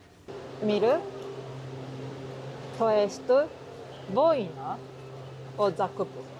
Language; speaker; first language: Polish; non-native, learner; Japanese